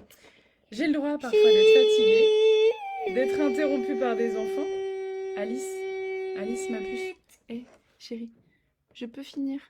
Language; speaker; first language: French; native; French